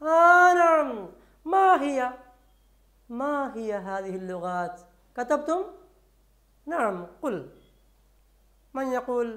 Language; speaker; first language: Arabic; non-native, fluent; Malayalam